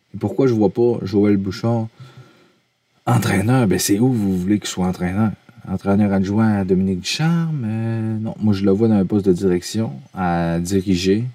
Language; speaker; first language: French; native; French